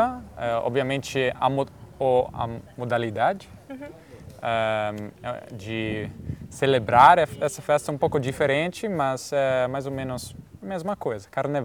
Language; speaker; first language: Portuguese; non-native, fluent; Italian